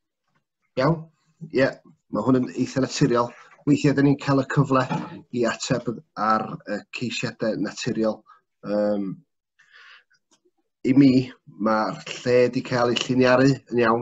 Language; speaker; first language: Welsh; native; Welsh